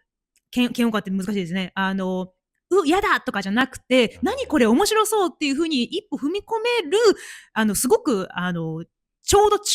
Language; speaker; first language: Japanese; native; Japanese